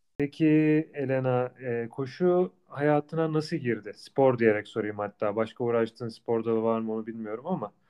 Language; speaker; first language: Turkish; native; Turkish